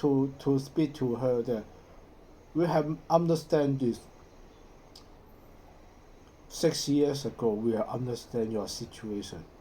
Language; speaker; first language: English; non-native, learner; Cantonese